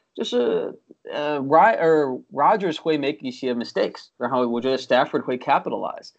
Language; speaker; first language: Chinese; early bilingual, heritage; Chinese